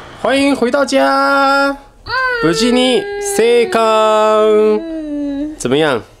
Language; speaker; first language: Chinese; native; Chinese